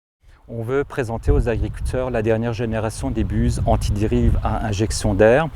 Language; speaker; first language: French; native; French